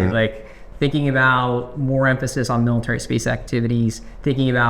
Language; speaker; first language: English; native; English